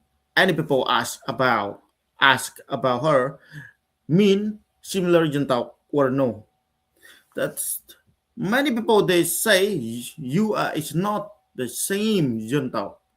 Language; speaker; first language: English; non-native, learner; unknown